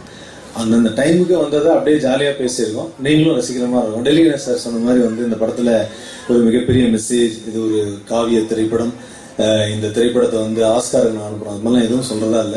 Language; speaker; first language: Tamil; native; Tamil